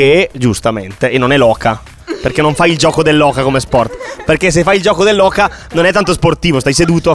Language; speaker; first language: Italian; native; Italian